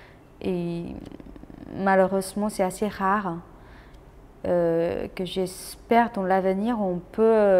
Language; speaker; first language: French; non-native, fluent; Chinese